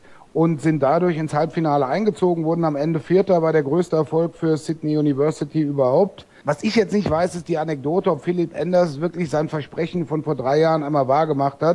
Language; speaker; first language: German; native; German